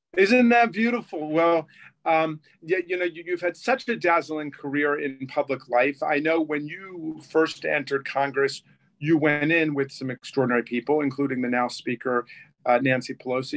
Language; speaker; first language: English; native; English